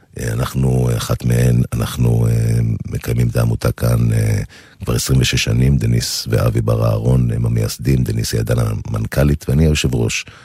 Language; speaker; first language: Hebrew; native; Hebrew